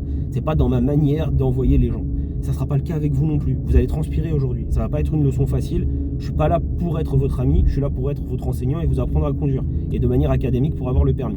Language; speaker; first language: French; native; French